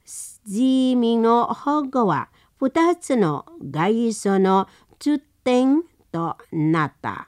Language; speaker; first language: Japanese; non-native, learner; Indonesian